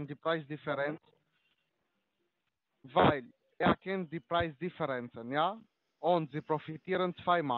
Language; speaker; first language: German; non-native, learner; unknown